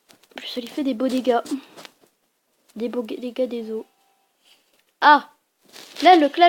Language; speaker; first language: French; native; French